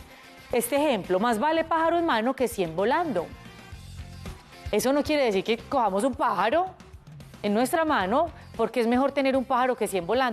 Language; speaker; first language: Spanish; native; Spanish